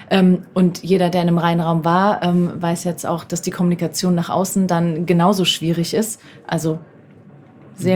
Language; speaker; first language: German; native; German